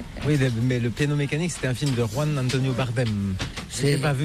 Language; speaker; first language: French; native; French